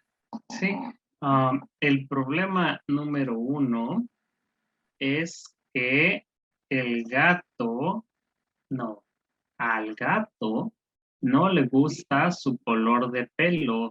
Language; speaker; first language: Spanish; non-native, learner; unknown